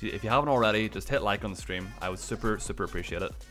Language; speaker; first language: English; native; English